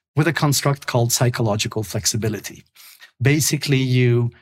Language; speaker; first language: English; non-native, fluent; Swedish